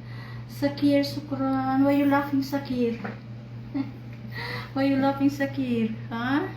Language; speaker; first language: English; non-native, learner; Filipino